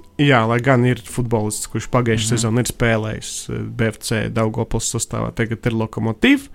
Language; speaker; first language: Latvian; non-native, local second language; Russian